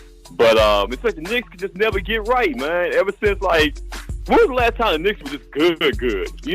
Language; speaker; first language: English; native; English